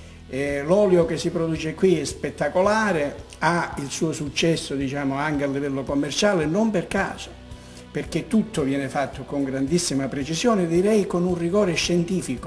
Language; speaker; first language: Italian; native; Italian